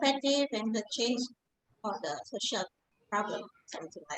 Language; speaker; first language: English; non-native, fluent; Indonesian